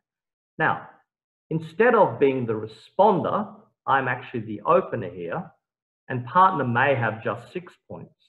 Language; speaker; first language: English; native; English